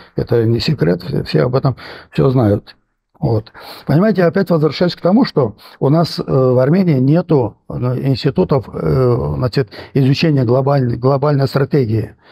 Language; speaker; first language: Russian; non-native, local second language; Armenian